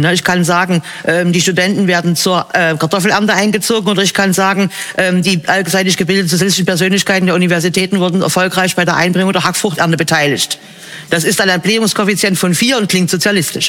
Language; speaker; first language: German; native; German